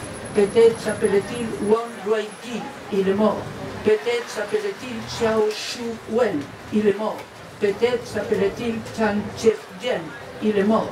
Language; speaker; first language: French; non-native, fluent; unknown